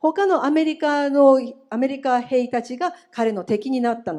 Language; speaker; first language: Japanese; native; Japanese